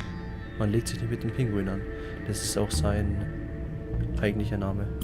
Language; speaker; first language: German; native; German